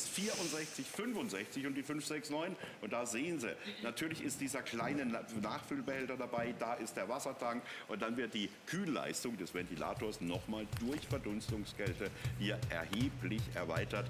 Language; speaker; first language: German; native; German